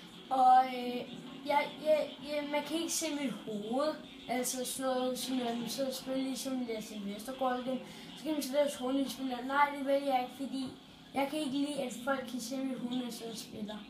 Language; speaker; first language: Danish; native; Danish